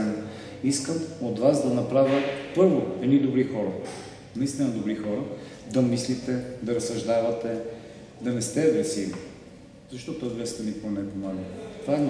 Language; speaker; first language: Bulgarian; native; Bulgarian